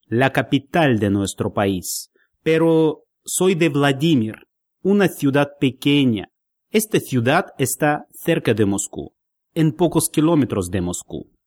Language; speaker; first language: Spanish; non-native, learner; Russian